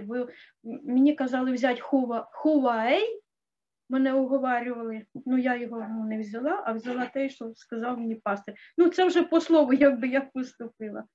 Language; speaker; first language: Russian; non-native, local second language; Ukrainian